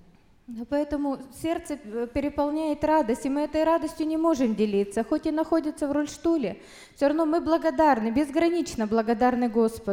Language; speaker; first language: Russian; native; Russian